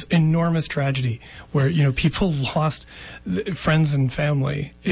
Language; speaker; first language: English; native; English